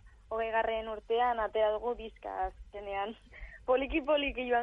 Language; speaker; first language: Basque; non-native, local second language; Spanish